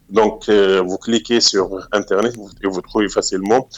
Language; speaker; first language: French; non-native, fluent; Arabic